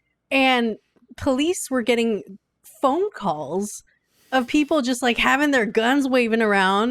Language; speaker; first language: English; native; English